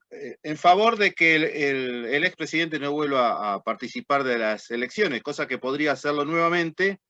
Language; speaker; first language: Spanish; native; Spanish